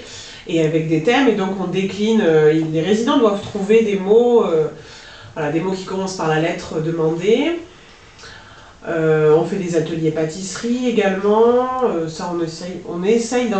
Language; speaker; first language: French; native; French